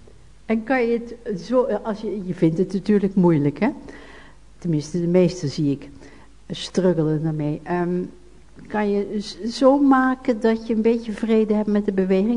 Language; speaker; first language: Dutch; native; Dutch